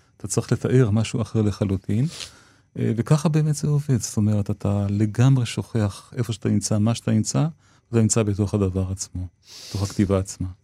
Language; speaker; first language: Hebrew; native; Hebrew